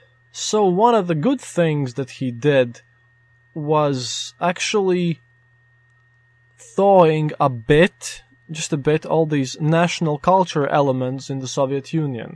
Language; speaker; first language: English; non-native, fluent; Latvian